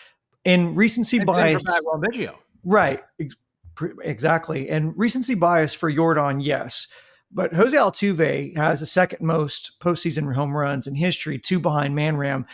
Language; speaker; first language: English; native; English